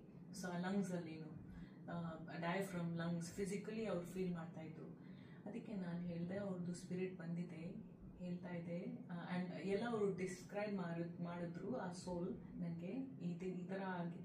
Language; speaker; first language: Kannada; non-native, local second language; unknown